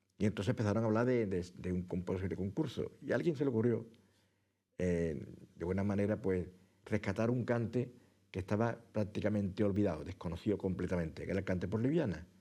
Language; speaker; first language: Spanish; native; Spanish